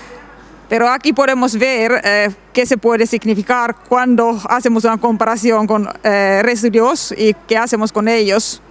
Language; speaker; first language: Spanish; non-native, learner; Finnish